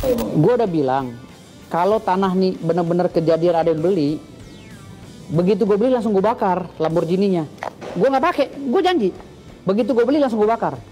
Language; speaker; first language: Indonesian; native; Indonesian